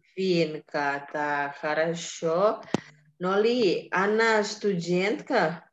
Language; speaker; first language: Russian; non-native, fluent; Indonesian